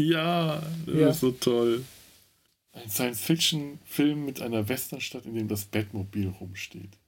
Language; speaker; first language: German; native; German